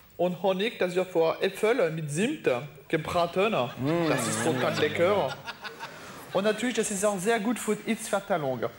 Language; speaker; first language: German; non-native, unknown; French